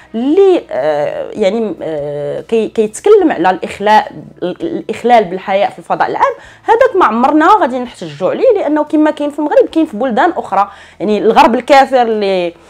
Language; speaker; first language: Arabic; native; Arabic